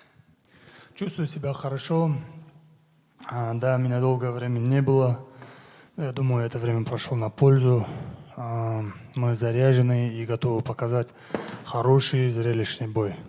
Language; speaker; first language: Russian; non-native, local second language; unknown